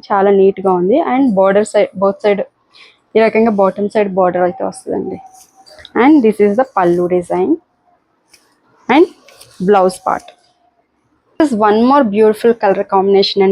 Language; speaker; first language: Telugu; native; Telugu